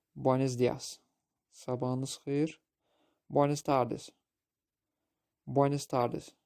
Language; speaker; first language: Spanish; non-native, learner; Azerbaijani